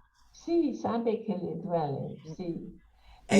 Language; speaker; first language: Spanish; non-native, learner; English